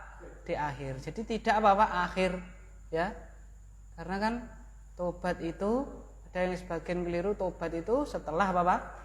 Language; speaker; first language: Indonesian; native; Indonesian